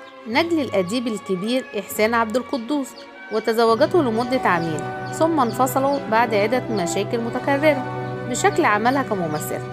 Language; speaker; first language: Arabic; native; Arabic